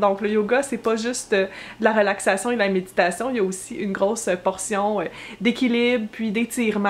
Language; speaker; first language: French; native; French